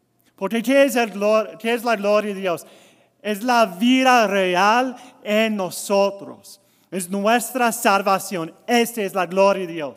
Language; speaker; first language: Spanish; non-native, learner; English